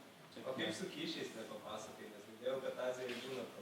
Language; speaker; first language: Lithuanian; native; Lithuanian